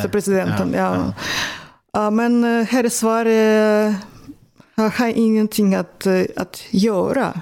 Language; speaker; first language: Swedish; non-native, fluent; Russian